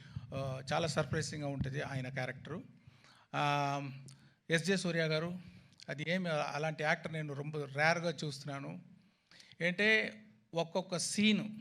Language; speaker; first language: Telugu; non-native, fluent; Tamil